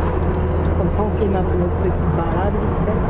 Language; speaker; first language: French; native; French